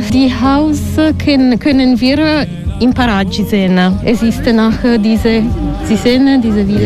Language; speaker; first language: German; non-native, learner; Italian